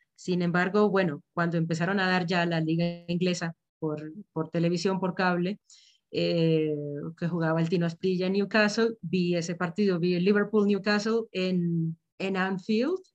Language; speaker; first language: Spanish; native; Spanish